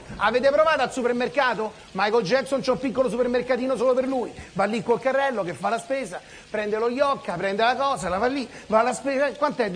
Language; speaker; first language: Italian; native; Italian